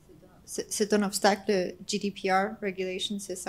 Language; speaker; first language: French; non-native, fluent; English